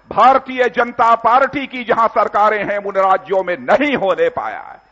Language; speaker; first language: Hindi; native; Hindi